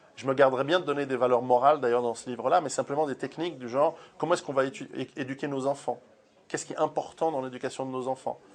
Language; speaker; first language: French; early bilingual, other home language; Italian